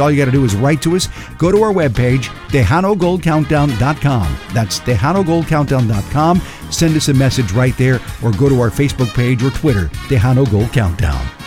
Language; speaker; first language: English; early bilingual, other home language; Spanish